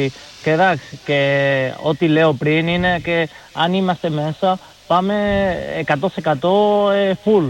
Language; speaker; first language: Greek; non-native, learner; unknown